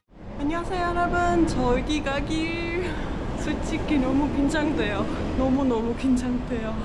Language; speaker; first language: Korean; non-native, learner; Estonian